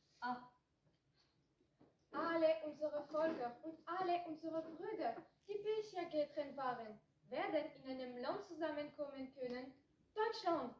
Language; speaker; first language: German; non-native, learner; French